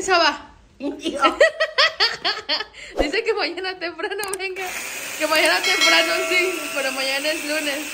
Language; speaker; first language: Spanish; native; Spanish